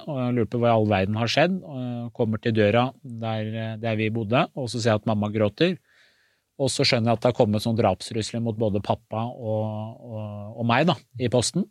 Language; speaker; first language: Norwegian; early bilingual, other home language; Persian